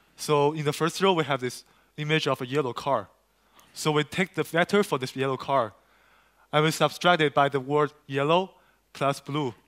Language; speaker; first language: English; non-native, fluent; Chinese